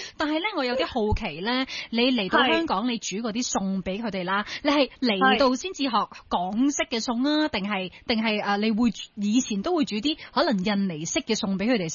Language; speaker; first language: Cantonese; native; Cantonese